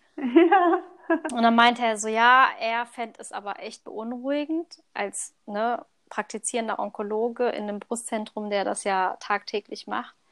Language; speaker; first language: German; early bilingual, other home language; Thai